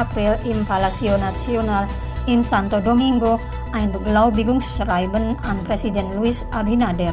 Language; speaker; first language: German; non-native, fluent; Indonesian